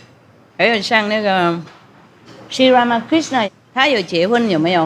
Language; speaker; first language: Chinese; non-native, fluent; Vietnamese